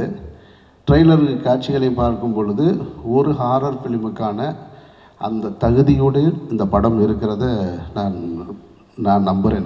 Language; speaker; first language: Tamil; native; Tamil